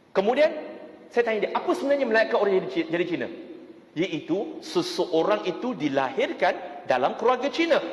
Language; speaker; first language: Malay; non-native, local second language; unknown